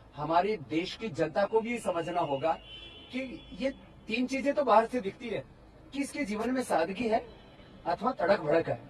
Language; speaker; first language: Hindi; native; Hindi